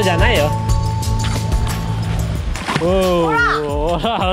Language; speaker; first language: Japanese; non-native, fluent; Indonesian